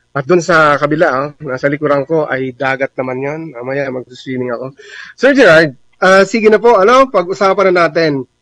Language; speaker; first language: Filipino; non-native, local second language; Bikol